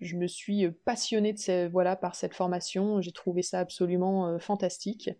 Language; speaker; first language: French; native; French